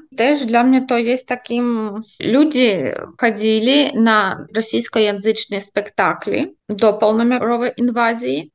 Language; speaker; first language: Polish; non-native, fluent; Ukrainian